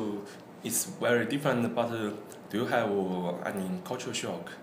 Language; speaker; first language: English; non-native, learner; Korean